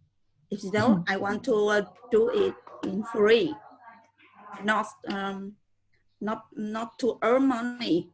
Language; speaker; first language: English; non-native, learner; Vietnamese